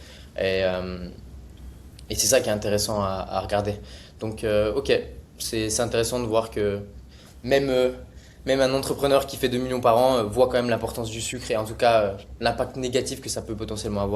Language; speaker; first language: French; native; French